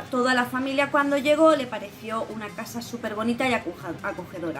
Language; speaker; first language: Spanish; native; Spanish